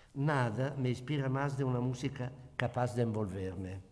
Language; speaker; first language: Spanish; non-native, learner; Italian